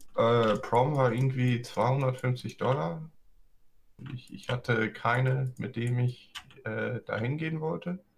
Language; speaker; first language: German; non-native, fluent; English